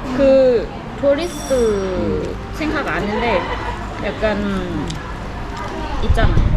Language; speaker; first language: Korean; non-native, learner; Thai